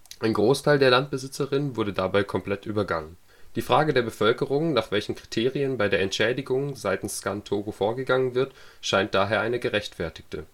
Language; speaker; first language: German; native; German